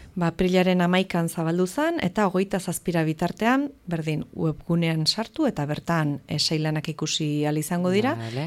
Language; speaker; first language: Basque; native; Basque